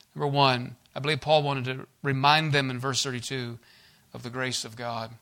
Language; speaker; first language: English; native; English